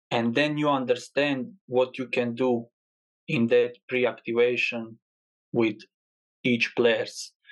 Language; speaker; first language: English; non-native, learner; Croatian